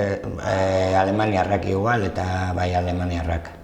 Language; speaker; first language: Basque; non-native, local second language; Spanish